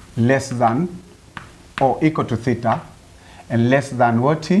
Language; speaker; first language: English; non-native, local second language; Swahili